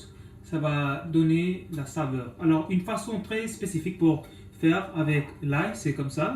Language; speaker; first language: French; non-native, local second language; English